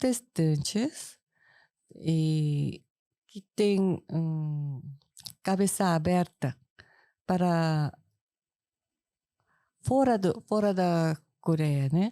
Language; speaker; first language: Portuguese; non-native, fluent; Korean